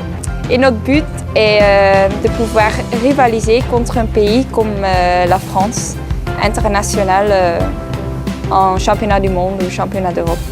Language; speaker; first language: French; non-native, local second language; Dutch